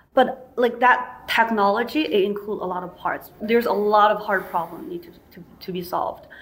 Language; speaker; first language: English; non-native, fluent; Chinese